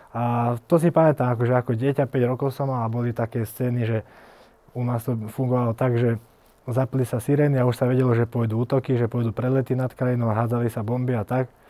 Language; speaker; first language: Slovak; early bilingual, heritage; Slovak